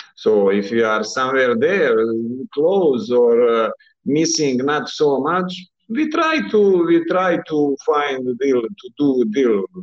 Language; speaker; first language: English; non-native, fluent; Bosnian